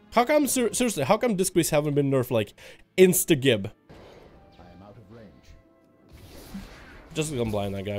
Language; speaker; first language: English; native; English